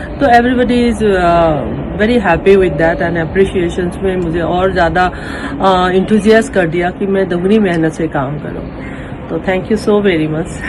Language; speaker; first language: Hindi; non-native, local second language; Assamese